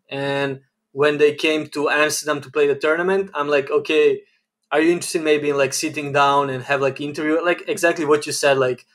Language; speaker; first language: English; non-native, fluent; Serbian